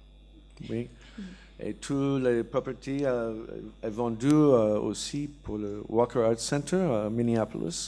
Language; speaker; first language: French; non-native, learner; English